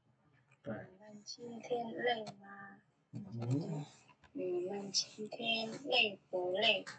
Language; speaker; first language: Chinese; non-native, learner; Indonesian